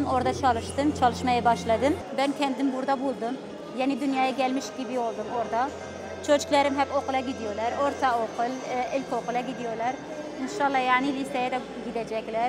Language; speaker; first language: Turkish; non-native, learner; Arabic